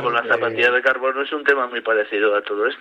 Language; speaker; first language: Spanish; native; Spanish